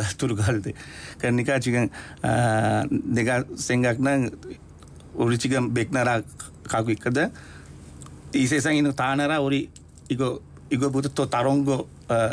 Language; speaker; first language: Korean; non-native, learner; Sinhala